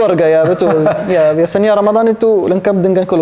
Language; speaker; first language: Indonesian; non-native, learner; Arabic